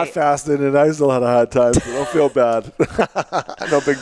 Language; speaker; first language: English; native; English